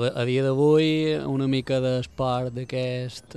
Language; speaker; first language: Catalan; native; Catalan